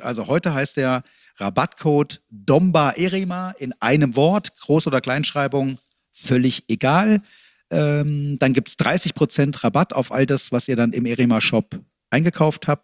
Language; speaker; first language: German; native; German